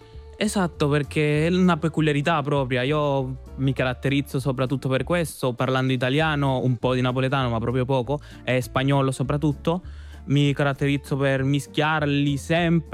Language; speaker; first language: Italian; non-native, fluent; Spanish